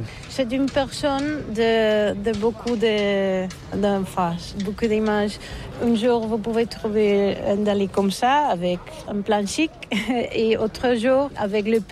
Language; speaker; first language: French; non-native, learner; Spanish